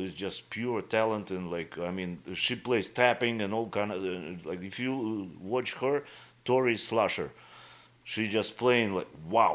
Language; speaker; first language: English; non-native, fluent; Russian